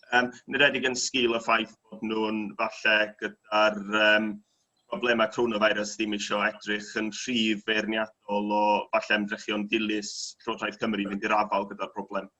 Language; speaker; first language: Welsh; native; Welsh